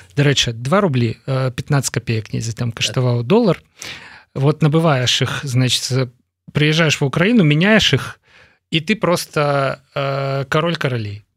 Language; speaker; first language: Belarusian; non-native, local second language; Russian